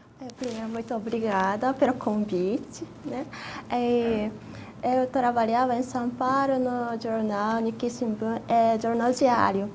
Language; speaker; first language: Portuguese; non-native, fluent; Japanese